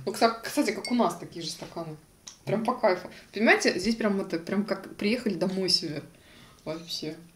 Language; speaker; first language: Russian; native; Russian